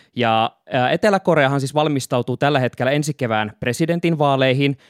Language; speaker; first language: Finnish; native; Finnish